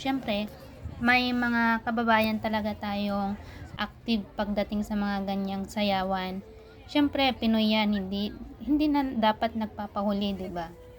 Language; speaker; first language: Filipino; native; Filipino